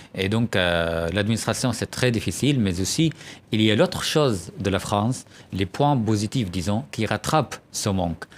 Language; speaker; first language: French; non-native, fluent; Arabic